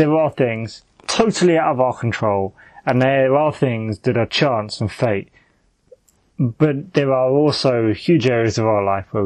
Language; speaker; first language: English; native; English